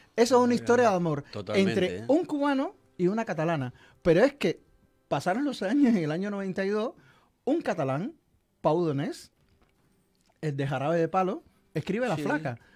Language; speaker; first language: Spanish; native; Spanish